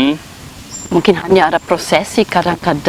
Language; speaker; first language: Indonesian; non-native, fluent; German